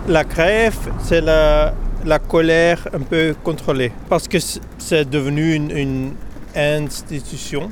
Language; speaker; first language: French; non-native, local second language; Dutch